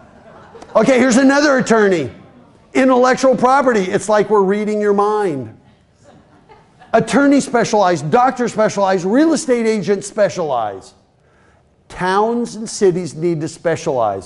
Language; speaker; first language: English; native; English